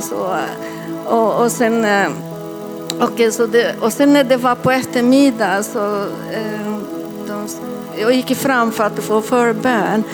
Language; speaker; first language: Swedish; non-native, fluent; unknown